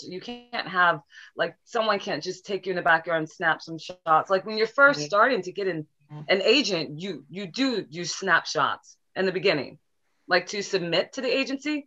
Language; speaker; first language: English; native; English